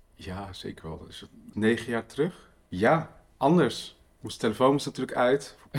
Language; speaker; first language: Dutch; early bilingual, other home language; Riffian